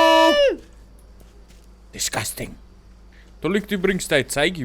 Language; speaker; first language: German; native; German